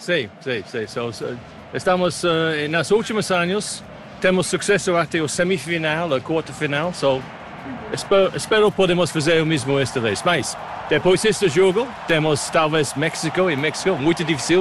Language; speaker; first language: Portuguese; non-native, learner; English